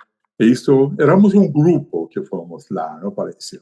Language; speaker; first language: Spanish; non-native, fluent; Persian